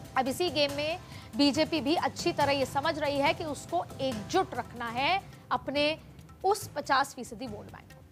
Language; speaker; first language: Hindi; native; Hindi